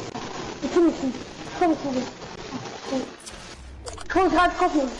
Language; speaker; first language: German; non-native, local second language; Luxembourgish